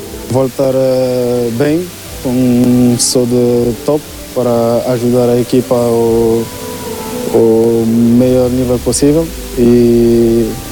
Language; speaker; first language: Portuguese; non-native, learner; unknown